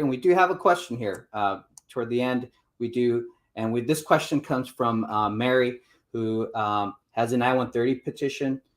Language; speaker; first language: English; native; English